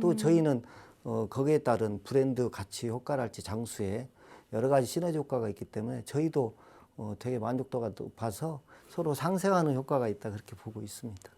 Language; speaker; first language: Korean; native; Korean